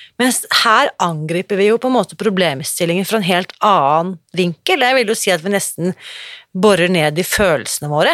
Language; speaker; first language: Norwegian; native; Norwegian